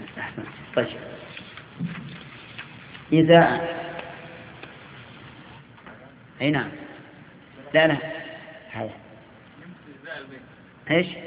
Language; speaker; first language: Arabic; native; Arabic